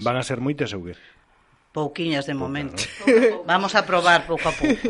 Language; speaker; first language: Galician; non-native, local second language; Spanish